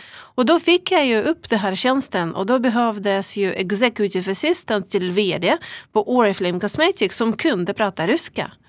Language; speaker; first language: Swedish; non-native, fluent; Russian